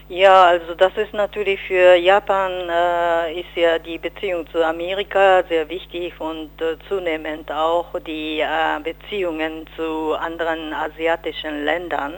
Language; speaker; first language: German; non-native, fluent; Japanese